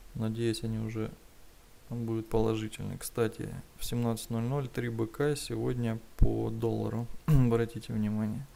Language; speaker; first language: Russian; native; Russian